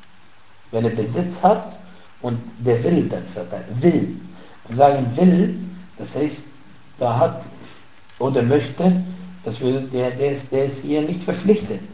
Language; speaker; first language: German; non-native, fluent; Arabic